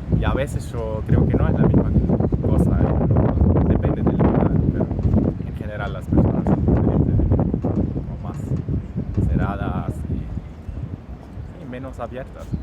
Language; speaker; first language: Spanish; non-native, learner; Swiss German